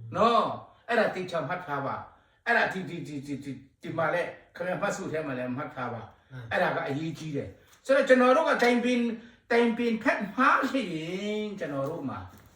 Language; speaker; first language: Burmese; non-native, local second language; S'gaw Karen